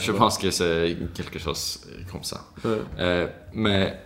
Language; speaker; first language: French; non-native, learner; Swedish